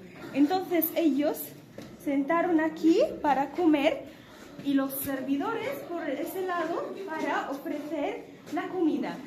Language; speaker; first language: Spanish; non-native, fluent; Arabic